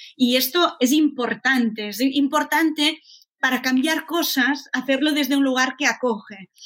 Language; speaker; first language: Spanish; native; Spanish